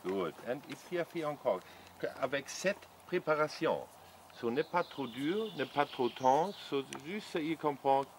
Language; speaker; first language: French; non-native, learner; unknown